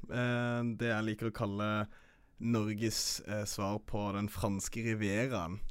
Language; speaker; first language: Norwegian; early bilingual, other home language; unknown